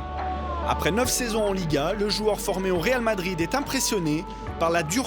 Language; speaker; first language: French; native; French